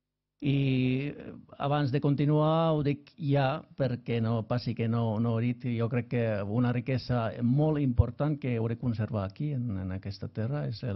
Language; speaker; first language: Catalan; non-native, fluent; Finnish